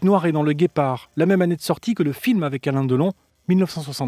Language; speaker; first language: French; native; French